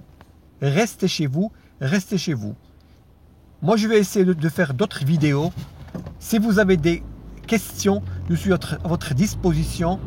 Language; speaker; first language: French; non-native, fluent; Arabic